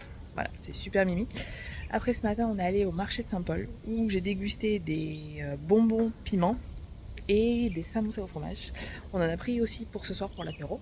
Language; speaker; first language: French; native; French